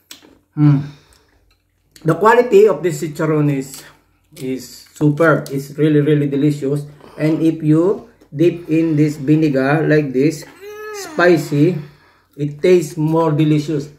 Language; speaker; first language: English; non-native, local second language; Filipino